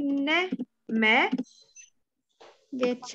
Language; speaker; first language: Turkish; non-native, learner; Arabic